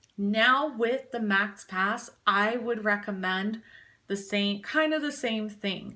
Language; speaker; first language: English; native; English